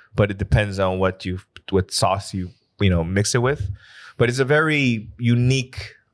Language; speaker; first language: English; native; English